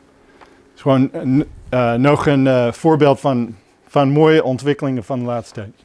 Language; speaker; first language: Dutch; non-native, fluent; English